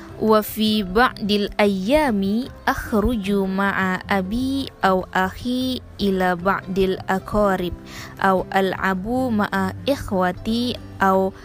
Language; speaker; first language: Arabic; non-native, learner; Indonesian